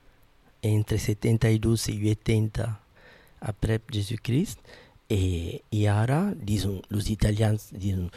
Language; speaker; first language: French; non-native, fluent; Italian